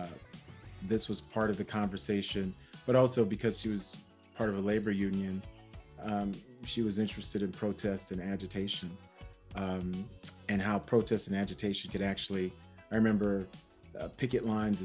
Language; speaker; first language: English; native; English